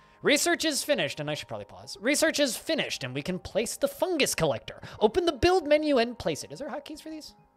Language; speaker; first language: English; native; English